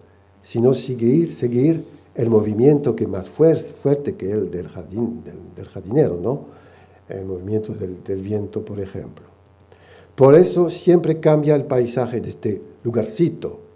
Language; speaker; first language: Spanish; non-native, fluent; French